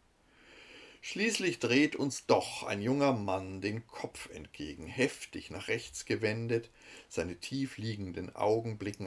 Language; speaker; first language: German; native; German